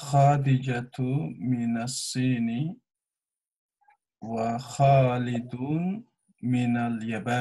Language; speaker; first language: Arabic; non-native, learner; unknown